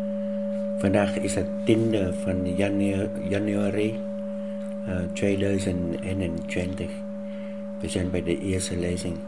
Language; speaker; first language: Dutch; non-native, fluent; Vietnamese